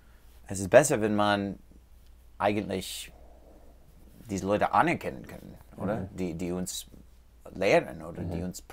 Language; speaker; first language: German; non-native, learner; English